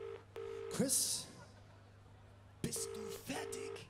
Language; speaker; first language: German; non-native, learner; English